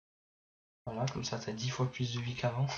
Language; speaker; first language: French; native; French